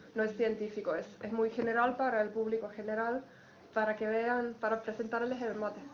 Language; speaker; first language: Spanish; non-native, fluent; Finnish